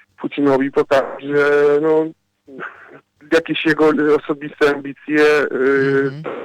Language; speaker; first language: Polish; non-native, fluent; Ukrainian